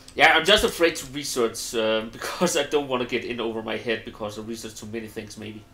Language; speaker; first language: English; non-native, fluent; Danish